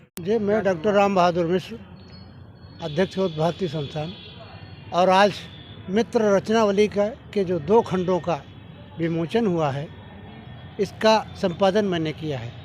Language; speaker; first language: Hindi; native; Hindi